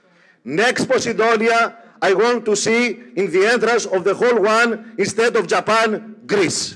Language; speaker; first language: English; non-native, fluent; Greek